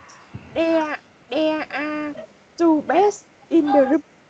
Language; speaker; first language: English; non-native, learner; Vietnamese